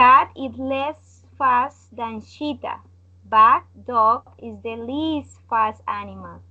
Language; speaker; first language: English; non-native, learner; Spanish